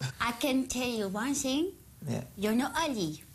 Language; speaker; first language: English; non-native, learner; Dutch